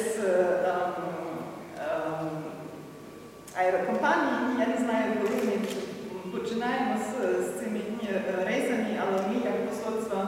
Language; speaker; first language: Ukrainian; non-native, learner; German